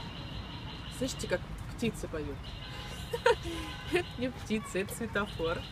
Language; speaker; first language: Russian; native; Russian